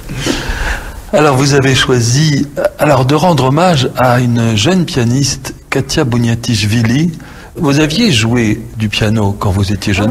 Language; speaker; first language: French; native; French